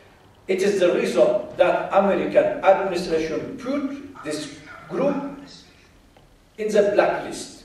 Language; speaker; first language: English; non-native, fluent; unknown